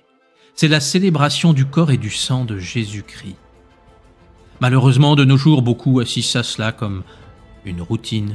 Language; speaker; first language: French; native; French